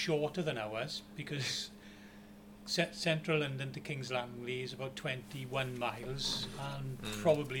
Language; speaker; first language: English; native; English